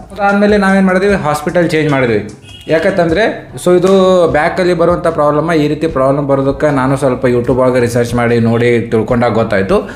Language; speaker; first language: Kannada; native; Kannada